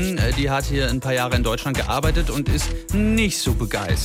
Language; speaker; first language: German; native; German